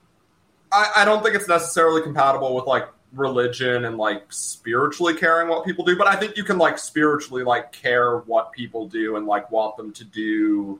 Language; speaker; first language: English; native; English